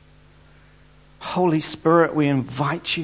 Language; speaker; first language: English; native; English